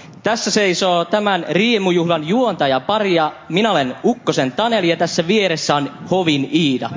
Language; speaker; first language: Finnish; native; Finnish